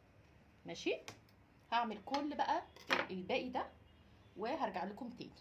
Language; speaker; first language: Arabic; native; Arabic